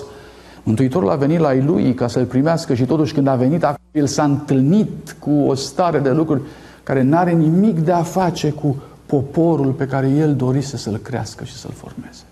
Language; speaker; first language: Romanian; native; Romanian